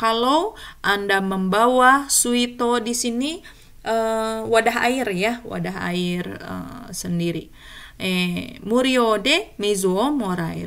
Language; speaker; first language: Indonesian; native; Indonesian